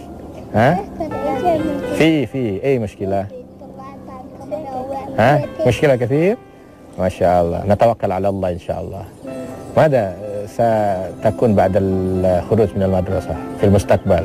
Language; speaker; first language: Arabic; non-native, fluent; Indonesian